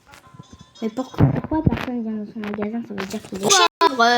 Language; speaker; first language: French; native; French